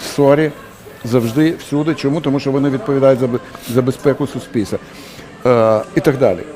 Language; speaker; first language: Ukrainian; non-native, local second language; Russian